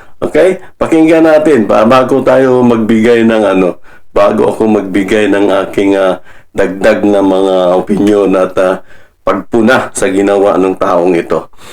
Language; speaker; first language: Filipino; non-native, local second language; Cebuano